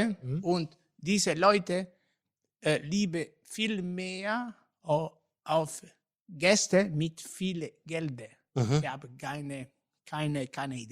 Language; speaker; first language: German; non-native, learner; Italian